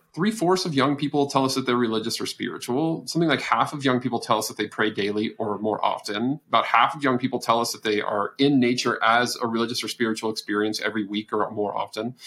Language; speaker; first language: English; native; English